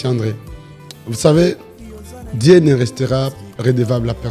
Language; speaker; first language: French; non-native, local second language; Lingala